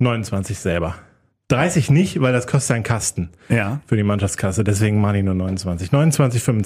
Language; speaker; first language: German; native; German